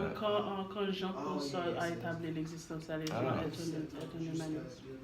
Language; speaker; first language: French; non-native, learner; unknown